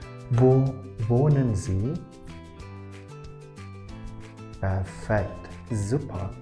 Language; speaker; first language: German; non-native, fluent; Indonesian